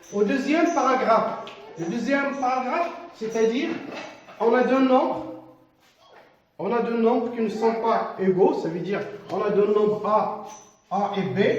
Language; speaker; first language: French; non-native, local second language; Arabic